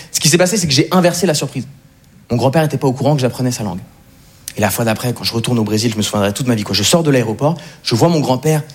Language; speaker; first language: French; native; French